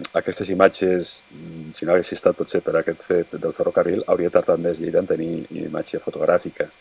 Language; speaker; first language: Catalan; native; Catalan